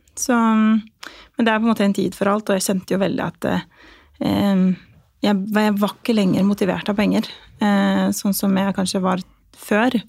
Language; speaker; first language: Norwegian; early bilingual, other home language; Albanian